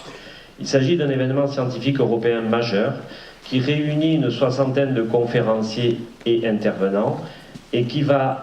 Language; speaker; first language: French; native; French